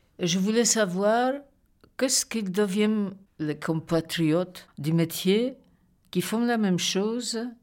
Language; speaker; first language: French; non-native, fluent; Polish